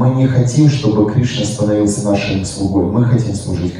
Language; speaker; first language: Russian; native; Russian